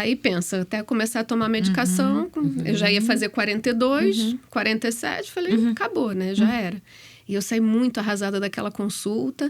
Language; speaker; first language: Portuguese; native; Portuguese